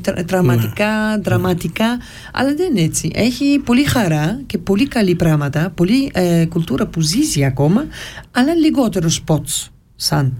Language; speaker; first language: Greek; early bilingual, heritage; Greek